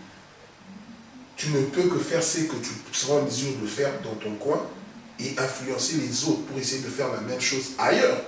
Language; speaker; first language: French; non-native, local second language; Lingala